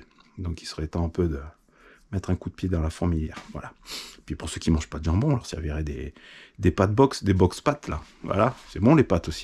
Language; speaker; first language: French; native; French